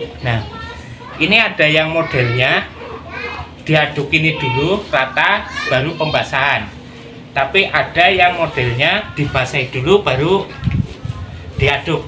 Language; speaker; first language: Indonesian; non-native, local second language; Javanese